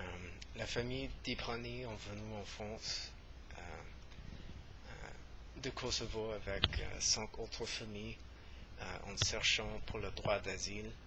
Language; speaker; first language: French; non-native, learner; English